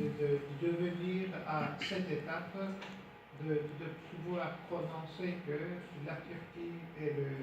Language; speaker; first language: French; non-native, fluent; Turkish